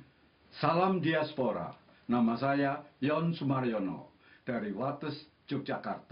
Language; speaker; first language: Indonesian; non-native, local second language; Javanese